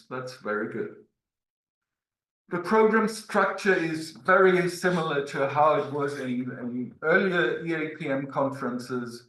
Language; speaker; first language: English; non-native, fluent; German